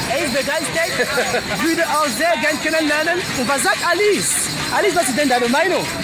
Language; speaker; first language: German; non-native, fluent; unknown